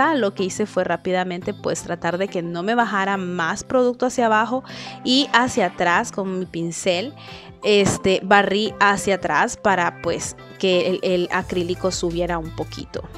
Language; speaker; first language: Spanish; native; Spanish